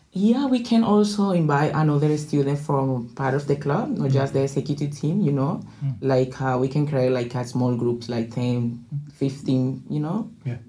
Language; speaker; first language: English; non-native, learner; Spanish